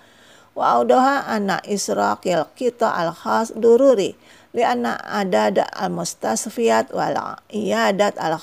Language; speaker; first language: Arabic; non-native, fluent; Indonesian